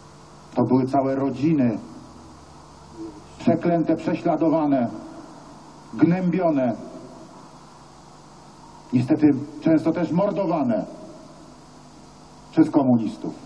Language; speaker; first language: Polish; native; Polish